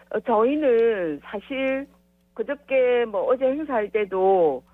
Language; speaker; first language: Korean; native; Korean